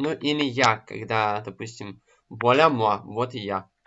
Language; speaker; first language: Russian; native; Russian